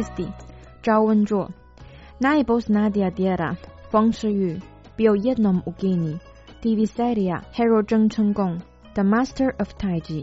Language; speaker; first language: Croatian; non-native, fluent; Chinese